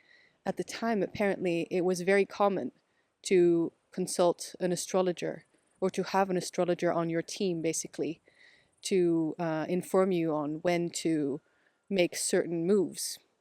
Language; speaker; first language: English; non-native, fluent; Dutch